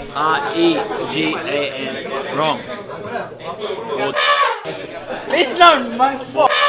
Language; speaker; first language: English; native; English